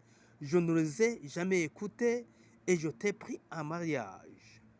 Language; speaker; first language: French; non-native, local second language; Rundi